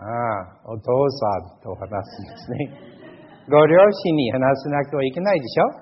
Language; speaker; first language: Japanese; non-native, fluent; English